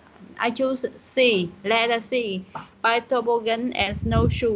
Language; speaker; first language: English; non-native, learner; Vietnamese